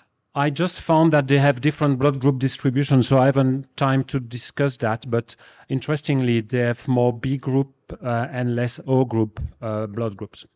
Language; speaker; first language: English; non-native, fluent; French